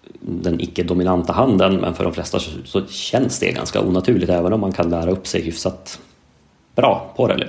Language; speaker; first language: Swedish; native; Swedish